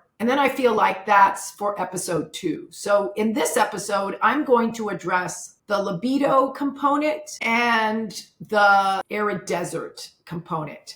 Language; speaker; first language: English; native; English